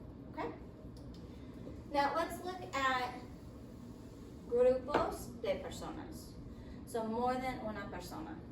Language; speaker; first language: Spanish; non-native, fluent; English